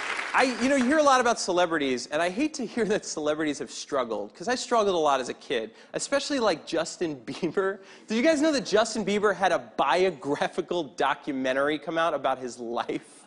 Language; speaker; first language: English; native; English